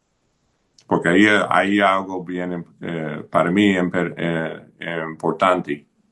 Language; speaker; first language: Spanish; non-native, fluent; English